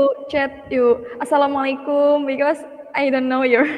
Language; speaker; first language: English; non-native, learner; Indonesian